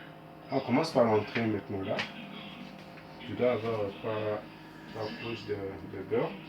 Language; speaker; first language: French; non-native, fluent; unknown